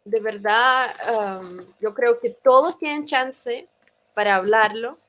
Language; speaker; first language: Spanish; non-native, fluent; Russian